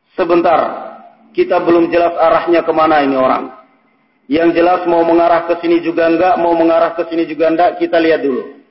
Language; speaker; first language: Indonesian; native; Indonesian